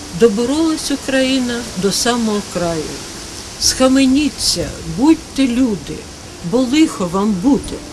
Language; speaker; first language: Ukrainian; native; Ukrainian